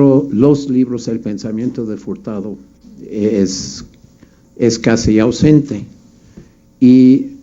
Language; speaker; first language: Spanish; non-native, fluent; English